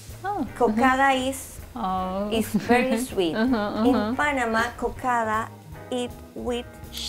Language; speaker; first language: English; non-native, learner; Spanish